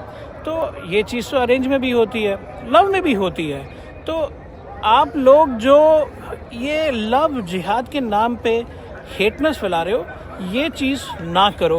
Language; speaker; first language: Hindi; non-native, local second language; Malayalam